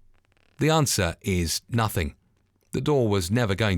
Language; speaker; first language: English; native; English